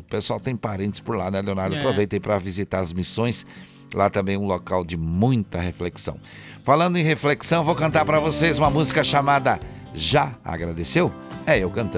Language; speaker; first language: Portuguese; native; Portuguese